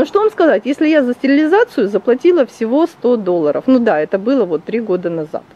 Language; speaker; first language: Russian; native; Russian